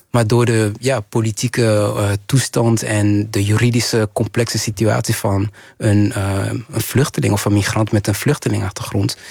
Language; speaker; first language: Dutch; early bilingual, other home language; Kinyarwanda